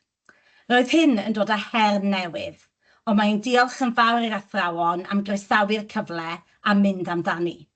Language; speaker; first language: Welsh; native; Welsh